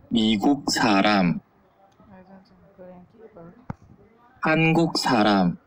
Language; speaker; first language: Korean; non-native, learner; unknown